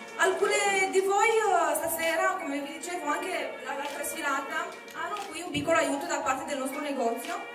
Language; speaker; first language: Italian; non-native, fluent; Romanian